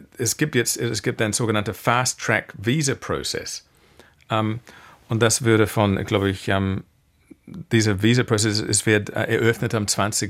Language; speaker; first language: German; non-native, fluent; English